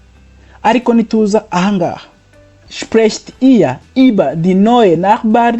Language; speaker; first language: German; non-native, fluent; Kinyarwanda